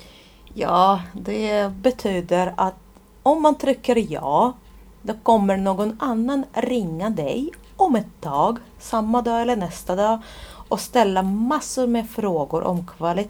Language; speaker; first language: Swedish; non-native, fluent; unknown